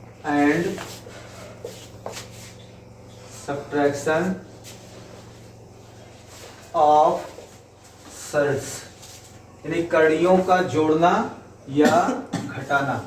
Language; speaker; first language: Hindi; native; Hindi